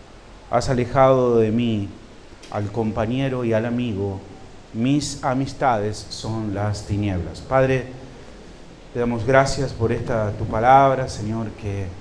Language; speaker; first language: Spanish; native; Spanish